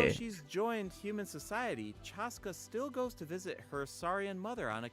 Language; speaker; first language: English; native; English